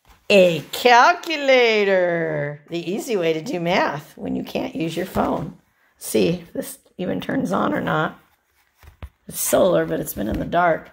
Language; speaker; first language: English; native; English